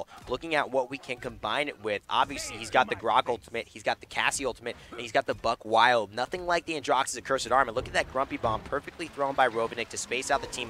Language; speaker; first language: English; native; English